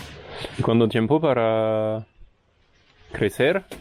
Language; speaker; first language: Spanish; non-native, learner; French